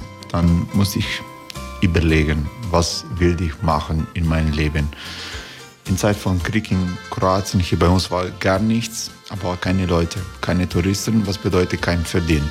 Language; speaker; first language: German; non-native, learner; Croatian